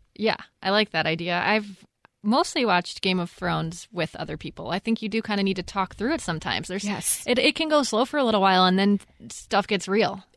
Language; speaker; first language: English; native; English